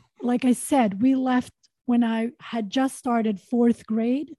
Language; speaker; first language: English; non-native, fluent; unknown